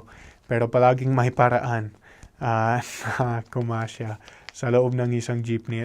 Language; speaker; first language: Filipino; non-native, fluent; English